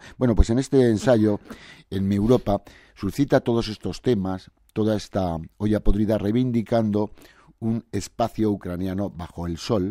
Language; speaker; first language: Spanish; native; Spanish